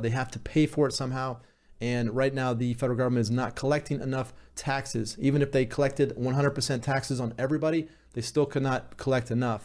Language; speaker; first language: English; native; English